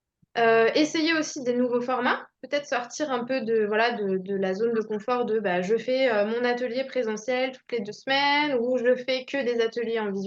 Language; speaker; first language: French; native; French